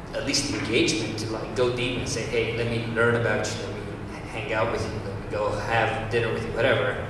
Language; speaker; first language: English; early bilingual, other home language; Romanian